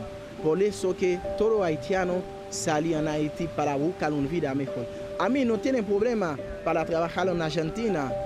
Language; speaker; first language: Spanish; non-native, learner; Haitian Creole